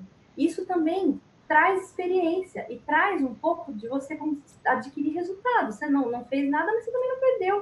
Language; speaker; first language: Portuguese; native; Portuguese